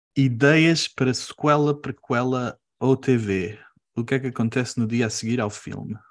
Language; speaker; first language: Portuguese; early bilingual, heritage; Portuguese